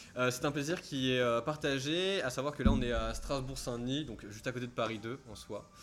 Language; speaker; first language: French; native; French